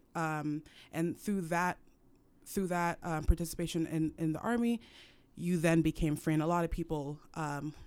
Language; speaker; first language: English; non-native, local second language; French